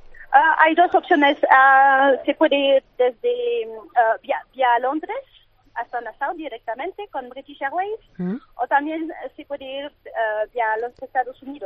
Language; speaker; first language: Spanish; non-native, fluent; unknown